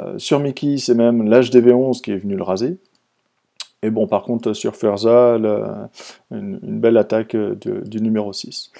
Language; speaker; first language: French; native; French